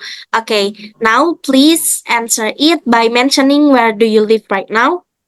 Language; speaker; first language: English; non-native, fluent; Indonesian